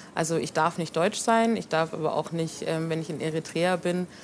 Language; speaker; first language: German; native; German